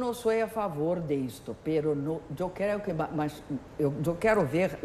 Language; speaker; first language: Spanish; non-native, learner; Portuguese